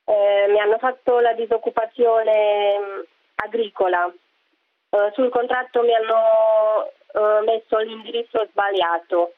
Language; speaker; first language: Italian; non-native, fluent; Romanian